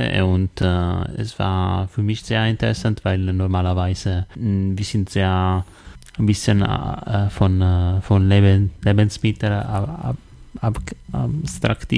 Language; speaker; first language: German; non-native, learner; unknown